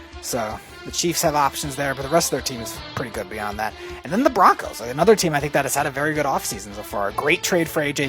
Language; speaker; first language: English; native; English